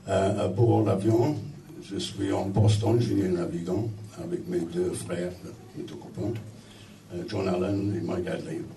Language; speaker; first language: French; non-native, fluent; English